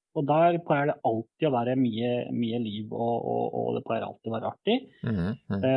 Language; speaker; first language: Norwegian; early bilingual, other home language; Bosnian